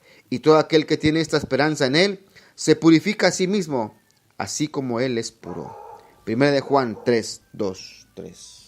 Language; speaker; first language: Spanish; native; Spanish